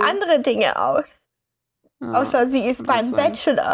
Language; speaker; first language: German; native; German